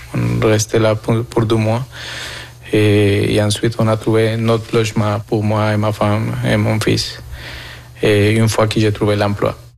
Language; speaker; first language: French; non-native, fluent; Spanish